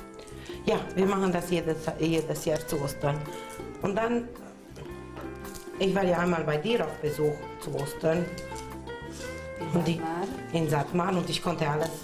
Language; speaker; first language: German; non-native, local second language; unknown